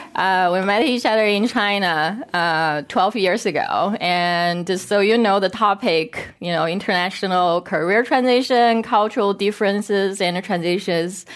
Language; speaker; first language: English; non-native, fluent; Korean